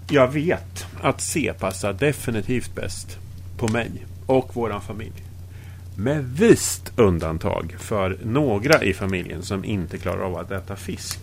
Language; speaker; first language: Swedish; native; Swedish